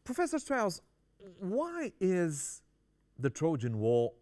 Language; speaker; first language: English; non-native, fluent; Romanian